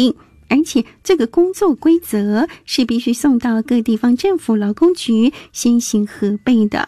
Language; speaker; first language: Chinese; native; Chinese